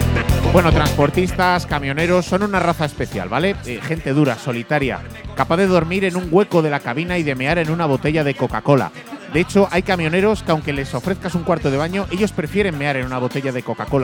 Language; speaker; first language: Spanish; native; Spanish